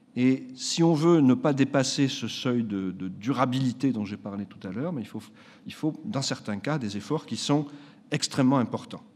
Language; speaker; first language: French; native; French